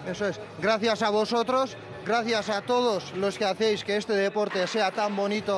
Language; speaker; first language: Spanish; non-native, fluent; French